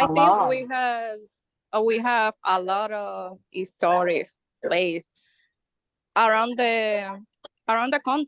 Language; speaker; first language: English; non-native, fluent; Spanish